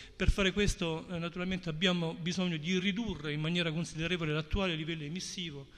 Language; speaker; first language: Italian; native; Italian